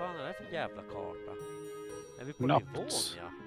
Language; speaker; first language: Swedish; native; Swedish